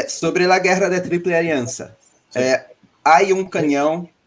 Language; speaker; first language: Spanish; non-native, learner; Portuguese